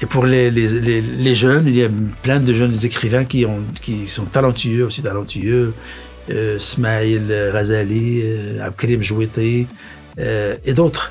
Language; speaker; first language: French; non-native, local second language; Arabic